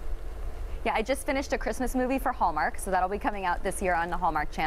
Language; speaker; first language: English; native; English